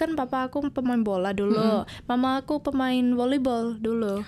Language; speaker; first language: Indonesian; early bilingual, heritage; Indonesian